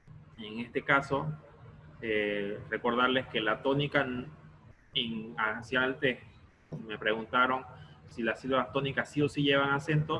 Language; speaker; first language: Spanish; native; Spanish